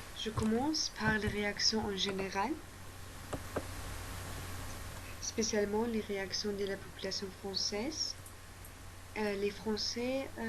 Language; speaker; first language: French; non-native, learner; German